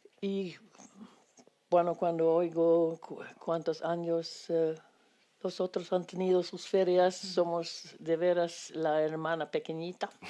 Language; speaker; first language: Spanish; non-native, fluent; Swedish